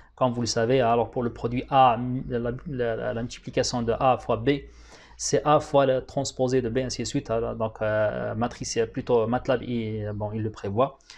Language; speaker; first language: French; non-native, local second language; Arabic